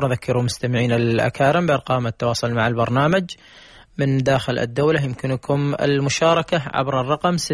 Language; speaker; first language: Arabic; native; Arabic